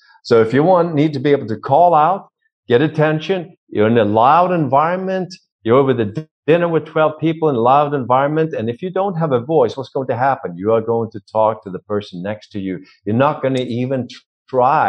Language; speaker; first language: English; non-native, fluent; Swedish